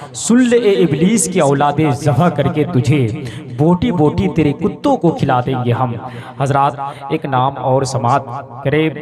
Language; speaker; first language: Hindi; native; Hindi